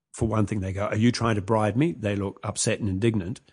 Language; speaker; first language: English; native; English